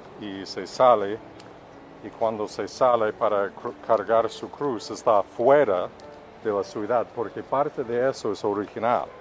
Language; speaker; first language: Spanish; non-native, fluent; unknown